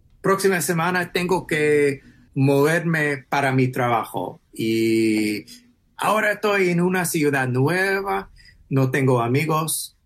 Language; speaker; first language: Spanish; early bilingual, heritage; English